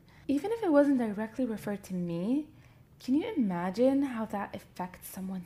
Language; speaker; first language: English; native; English